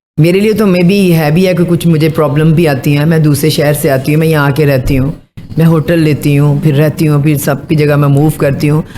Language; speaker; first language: Urdu; non-native, local second language; Punjabi